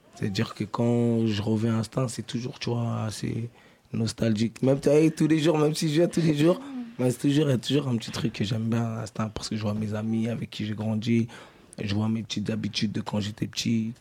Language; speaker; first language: French; native; French